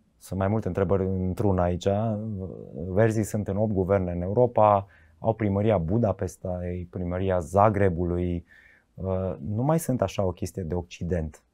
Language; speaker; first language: Romanian; native; Romanian